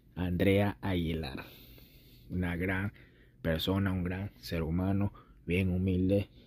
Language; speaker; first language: Spanish; native; Spanish